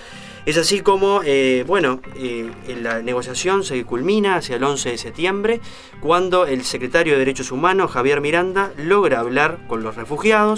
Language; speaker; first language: Spanish; native; Spanish